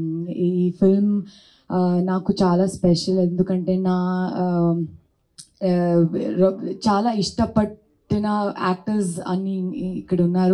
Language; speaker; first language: Telugu; non-native, learner; Kannada